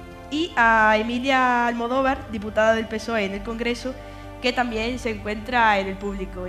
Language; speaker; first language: Spanish; native; Spanish